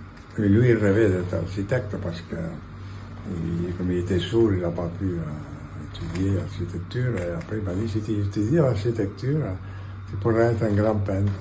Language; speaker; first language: French; non-native, fluent; Catalan